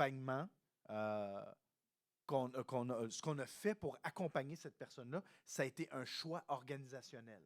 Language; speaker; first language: French; native; French